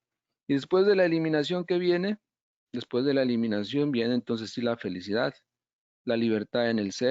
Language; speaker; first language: Spanish; native; Spanish